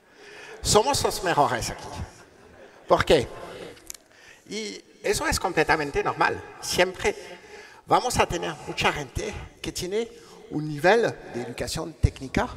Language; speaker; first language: Spanish; non-native, learner; French